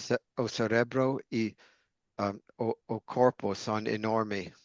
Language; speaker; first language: Portuguese; non-native, fluent; English